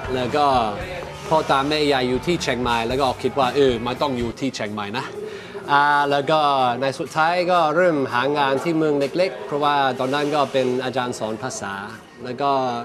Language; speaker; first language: Thai; non-native, fluent; English